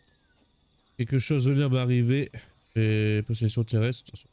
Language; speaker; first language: French; native; French